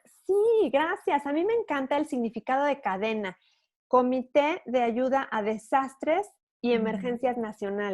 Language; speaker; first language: Spanish; native; Spanish